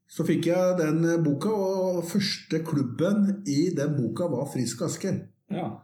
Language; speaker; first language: Norwegian; non-native, fluent; Swedish